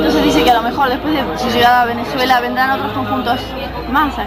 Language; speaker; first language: Spanish; native; Spanish